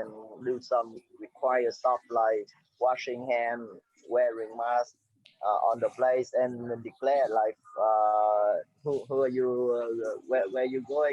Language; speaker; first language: English; non-native, fluent; Vietnamese